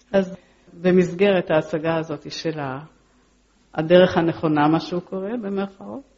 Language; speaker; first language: Hebrew; early bilingual, other home language; Polish